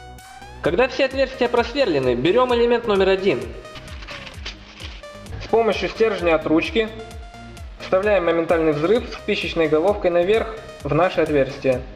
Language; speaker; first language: Russian; native; Russian